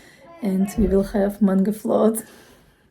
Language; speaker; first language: English; non-native, fluent; Russian